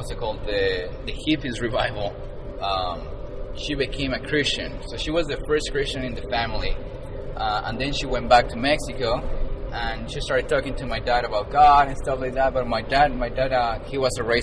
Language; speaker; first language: English; non-native, fluent; Spanish